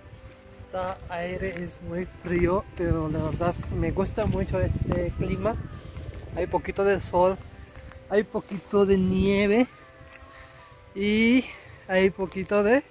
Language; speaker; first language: Spanish; non-native, learner; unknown